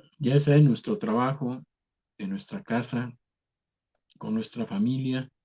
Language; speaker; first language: Spanish; native; Spanish